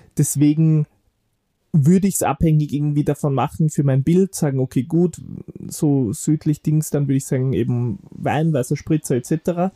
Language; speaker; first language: German; native; German